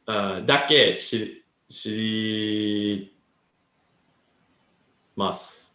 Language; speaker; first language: Japanese; non-native, learner; English